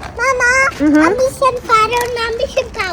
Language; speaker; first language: German; early bilingual, other home language; Telugu